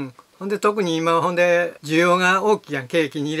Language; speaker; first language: Japanese; native; Japanese